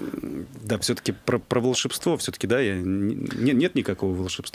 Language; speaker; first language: Russian; native; Russian